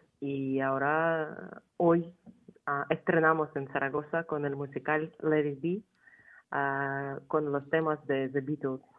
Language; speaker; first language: Spanish; non-native, fluent; Ukrainian